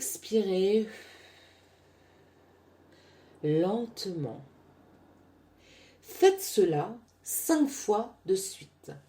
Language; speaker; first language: French; native; French